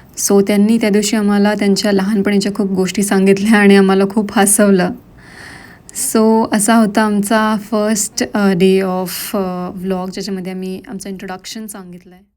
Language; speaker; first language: Marathi; native; Marathi